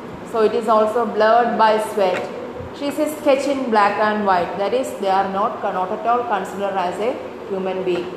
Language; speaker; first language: English; non-native, local second language; Malayalam